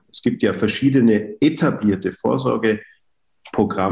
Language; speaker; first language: German; native; German